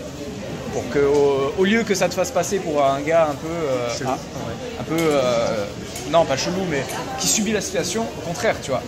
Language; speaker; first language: French; native; French